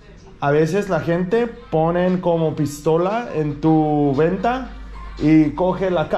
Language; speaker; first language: Spanish; non-native, learner; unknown